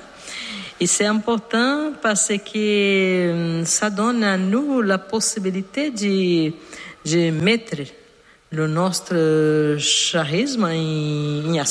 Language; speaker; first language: French; non-native, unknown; Portuguese